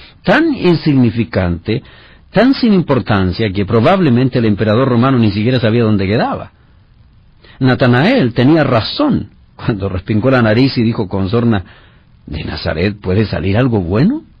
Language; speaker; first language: Spanish; native; Spanish